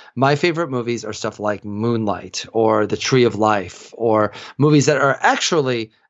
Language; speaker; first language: English; native; English